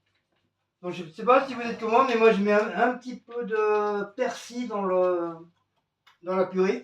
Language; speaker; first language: French; native; French